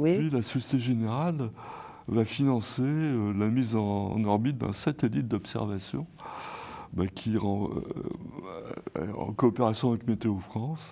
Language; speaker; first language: French; native; French